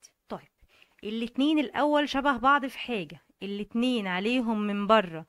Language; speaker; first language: Arabic; native; Arabic